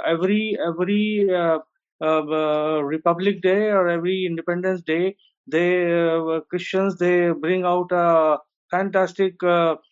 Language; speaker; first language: English; non-native, local second language; Hindi